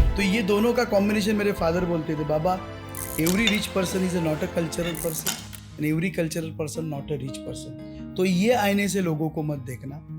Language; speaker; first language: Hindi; non-native, local second language; Marathi